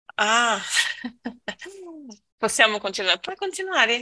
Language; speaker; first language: Italian; non-native, learner; Portuguese